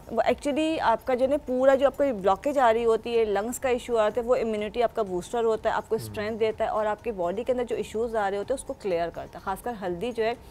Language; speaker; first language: Urdu; native; Urdu